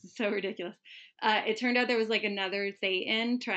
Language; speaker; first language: English; native; English